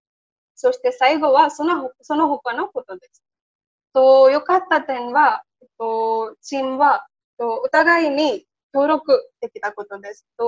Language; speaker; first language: Japanese; non-native, learner; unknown